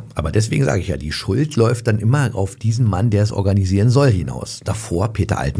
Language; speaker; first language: German; native; German